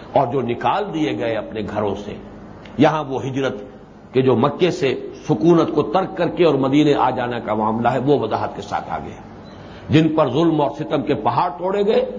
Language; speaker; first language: Urdu; native; Urdu